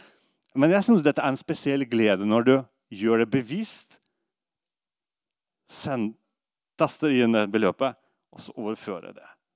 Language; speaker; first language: Swedish; non-native, fluent; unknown